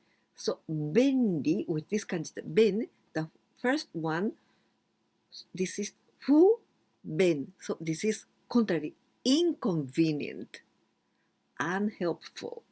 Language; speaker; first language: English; non-native, fluent; Japanese